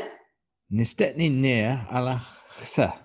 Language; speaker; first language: Polish; non-native, learner; English